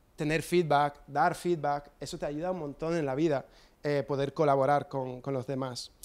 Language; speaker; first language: Spanish; non-native, fluent; English